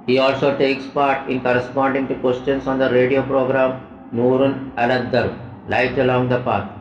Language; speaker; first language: English; non-native, local second language; Malayalam